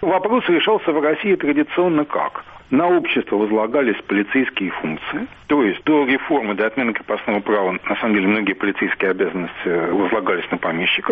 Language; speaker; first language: Russian; native; Russian